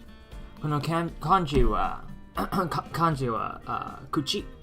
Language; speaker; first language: Japanese; non-native, learner; English